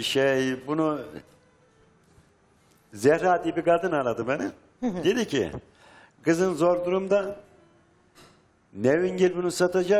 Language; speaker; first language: Turkish; native; Turkish